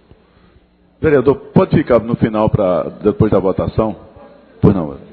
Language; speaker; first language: Portuguese; native; Portuguese